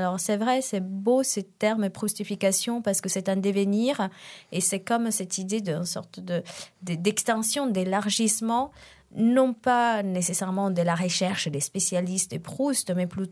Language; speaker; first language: French; non-native, fluent; Italian